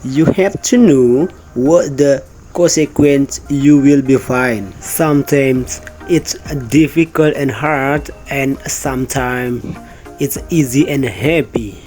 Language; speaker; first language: English; non-native, learner; Indonesian